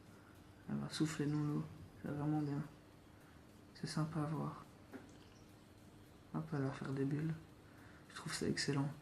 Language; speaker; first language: French; native; French